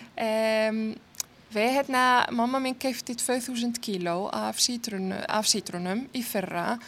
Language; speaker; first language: Icelandic; non-native, fluent; Arabic